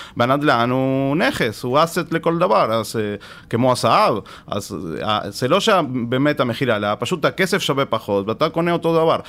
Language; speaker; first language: Hebrew; non-native, fluent; Spanish